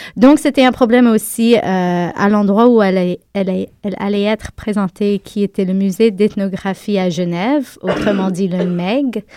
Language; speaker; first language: French; native; French